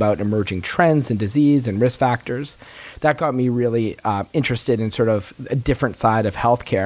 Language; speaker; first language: English; native; English